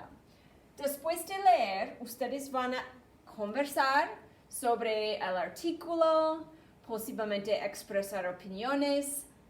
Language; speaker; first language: Spanish; non-native, fluent; English